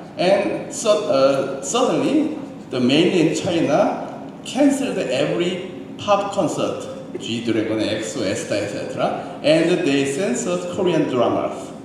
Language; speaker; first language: English; non-native, learner; Korean